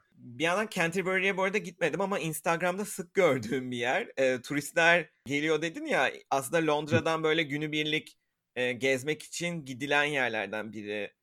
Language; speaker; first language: Turkish; native; Turkish